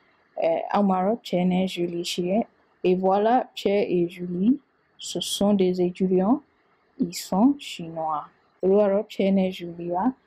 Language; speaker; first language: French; non-native, fluent; Burmese